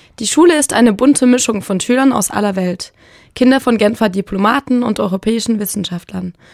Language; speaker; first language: German; early bilingual, heritage; German